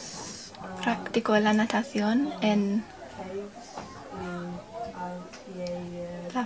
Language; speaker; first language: Spanish; non-native, learner; English